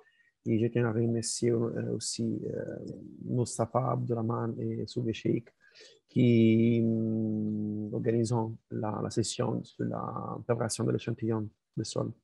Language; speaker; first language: French; non-native, learner; Spanish